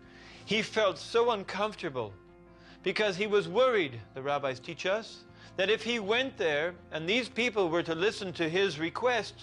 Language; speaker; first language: English; native; English